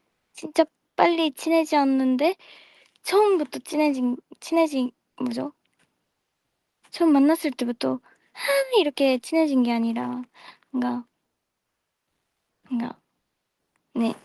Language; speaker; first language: Korean; non-native, fluent; Japanese